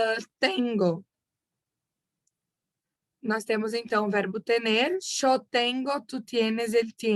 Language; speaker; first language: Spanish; non-native, fluent; Portuguese